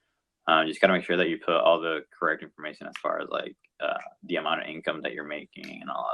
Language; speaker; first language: English; non-native, local second language; Spanish